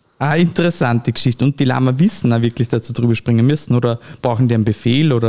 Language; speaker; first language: German; native; German